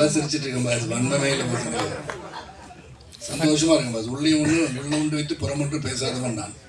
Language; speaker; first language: Tamil; native; Tamil